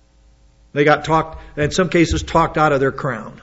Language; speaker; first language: English; native; English